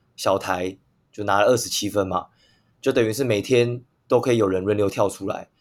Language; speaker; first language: Chinese; native; Chinese